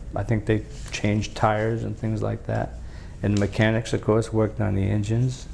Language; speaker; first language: English; native; English